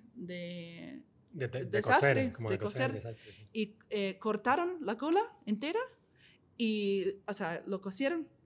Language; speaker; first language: Spanish; non-native, fluent; English